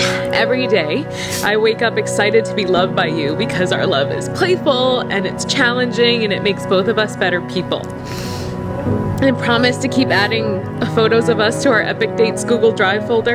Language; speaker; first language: English; native; English